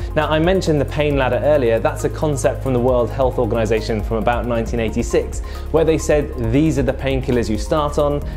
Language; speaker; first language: English; native; English